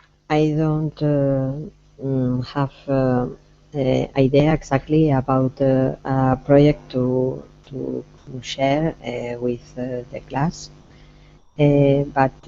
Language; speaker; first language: English; non-native, learner; Spanish